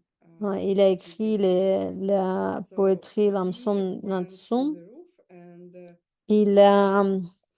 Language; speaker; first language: French; non-native, fluent; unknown